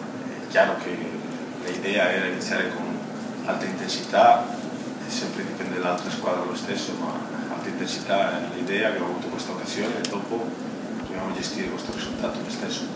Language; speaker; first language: Italian; non-native, fluent; Spanish